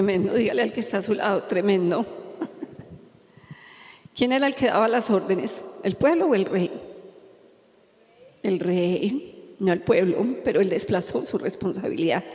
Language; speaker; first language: Spanish; native; Spanish